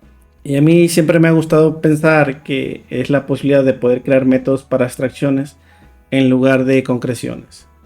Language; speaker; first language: Spanish; native; Spanish